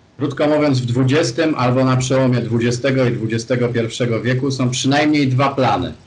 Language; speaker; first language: Polish; native; Polish